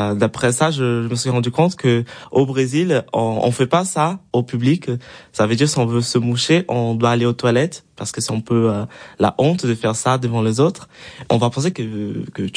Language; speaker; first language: French; non-native, fluent; Portuguese